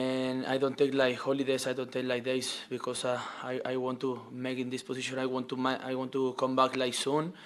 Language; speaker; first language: English; non-native, learner; Spanish